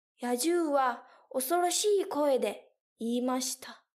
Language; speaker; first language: Japanese; non-native, fluent; English